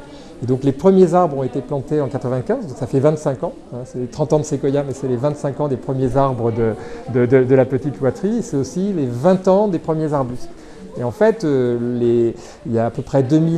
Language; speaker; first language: French; native; French